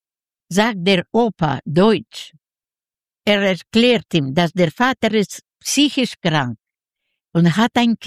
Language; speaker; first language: German; non-native, learner; Yiddish